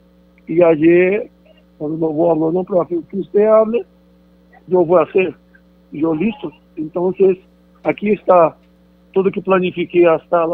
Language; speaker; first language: Spanish; non-native, fluent; Portuguese